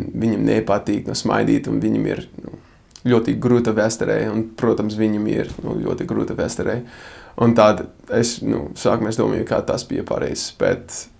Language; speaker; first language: Latvian; non-native, fluent; English